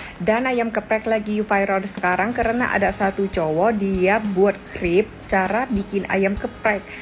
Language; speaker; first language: Indonesian; non-native, learner; Thai